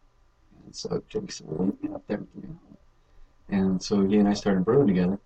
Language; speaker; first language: English; native; English